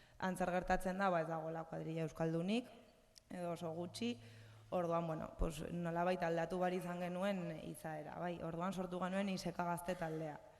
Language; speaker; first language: Basque; non-native, local second language; Spanish